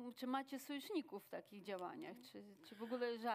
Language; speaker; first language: Polish; non-native, fluent; Ukrainian